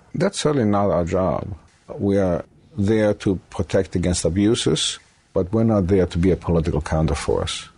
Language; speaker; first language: English; early bilingual, other home language; Romanian